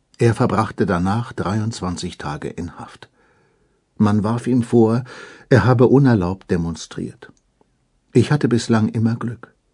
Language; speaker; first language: German; native; German